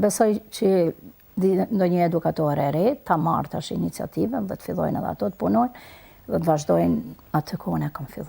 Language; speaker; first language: Albanian; native; Albanian